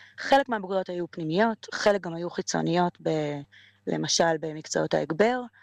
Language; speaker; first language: Hebrew; native; Hebrew